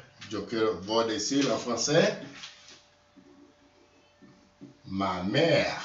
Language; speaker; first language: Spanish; non-native, learner; Haitian Creole